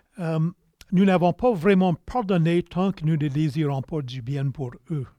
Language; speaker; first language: French; non-native, local second language; English